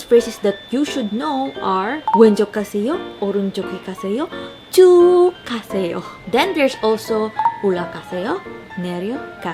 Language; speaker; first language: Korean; non-native, learner; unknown